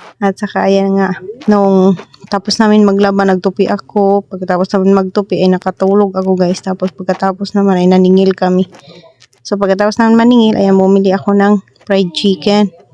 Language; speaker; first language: Filipino; native; Filipino